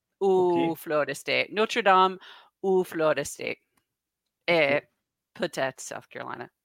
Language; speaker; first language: French; non-native, learner; English